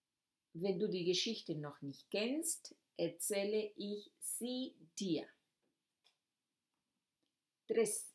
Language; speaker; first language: German; non-native, fluent; Spanish